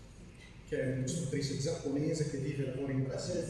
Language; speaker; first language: Italian; native; Italian